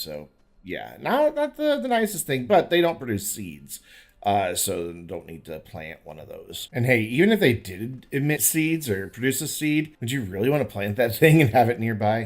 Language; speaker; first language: English; native; English